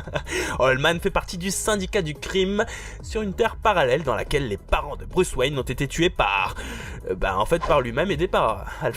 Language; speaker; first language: French; native; French